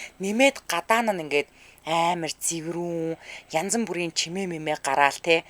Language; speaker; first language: Mongolian; native; Mongolian